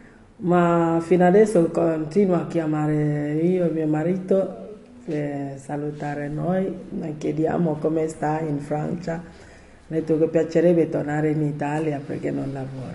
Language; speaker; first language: Italian; non-native, learner; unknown